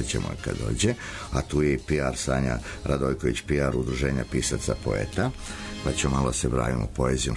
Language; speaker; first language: Serbian; native; Serbian